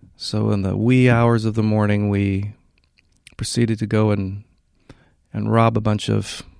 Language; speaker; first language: English; native; English